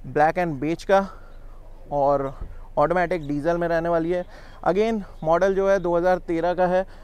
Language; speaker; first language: Hindi; native; Hindi